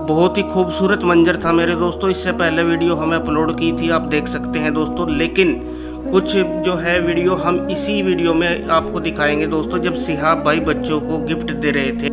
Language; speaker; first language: Hindi; native; Hindi